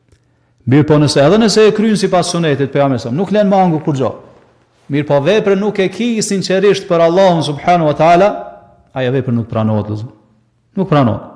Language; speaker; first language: Albanian; native; Albanian